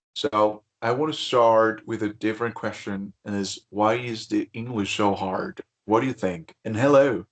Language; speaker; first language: English; non-native, fluent; Spanish